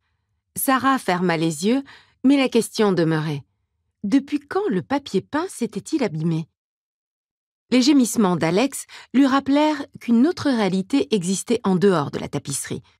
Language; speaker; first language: French; native; French